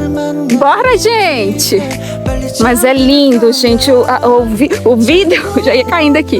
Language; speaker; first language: Portuguese; native; Portuguese